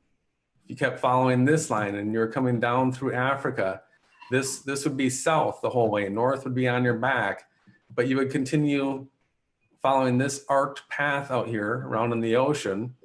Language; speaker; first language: English; native; English